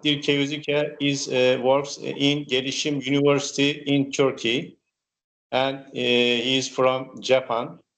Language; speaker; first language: English; non-native, learner; Turkish